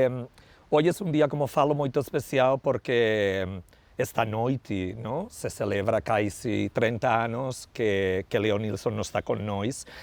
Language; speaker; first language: Portuguese; non-native, learner; Spanish